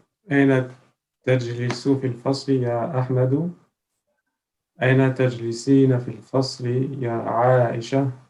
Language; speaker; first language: Arabic; non-native, learner; French